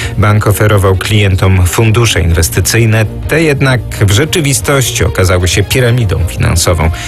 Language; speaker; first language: Polish; native; Polish